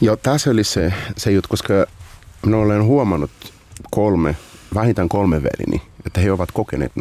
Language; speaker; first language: Finnish; non-native, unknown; Portuguese